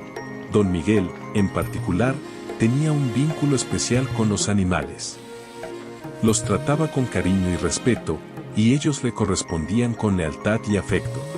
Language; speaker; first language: Spanish; native; Spanish